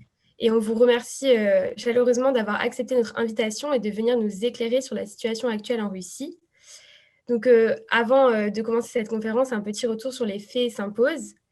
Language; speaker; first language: French; native; French